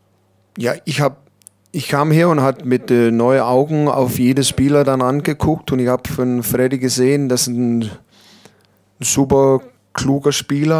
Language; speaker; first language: German; non-native, learner; Danish